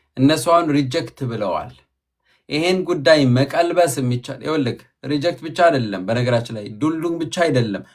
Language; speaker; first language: Amharic; native; Amharic